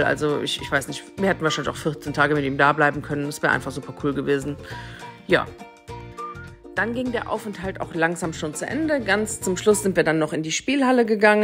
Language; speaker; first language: German; native; German